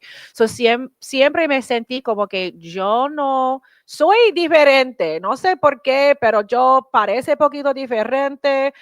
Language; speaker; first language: Spanish; early bilingual, heritage; English